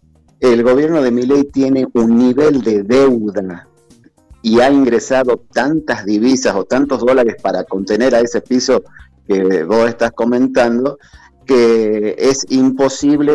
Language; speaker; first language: Spanish; native; Spanish